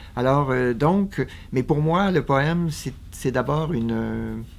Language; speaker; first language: French; native; French